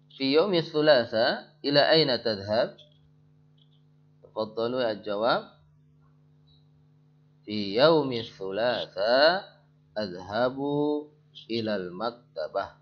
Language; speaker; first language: Arabic; non-native, fluent; Indonesian